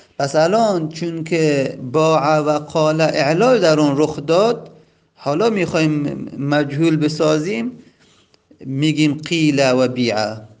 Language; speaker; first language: Persian; non-native, local second language; Azerbaijani